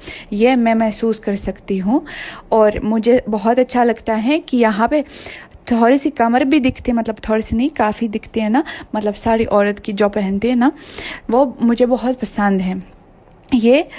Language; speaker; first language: Hindi; non-native, fluent; Russian